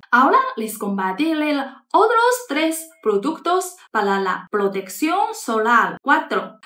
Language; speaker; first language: Spanish; non-native, fluent; Chinese